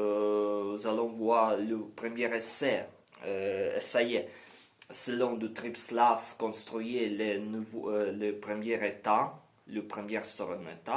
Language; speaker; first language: French; non-native, learner; Ukrainian